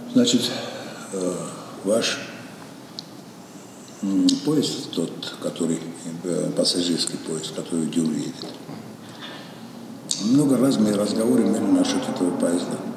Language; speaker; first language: Russian; non-native, fluent; Armenian